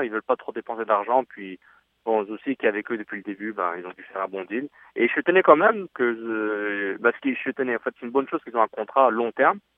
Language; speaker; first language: French; native; French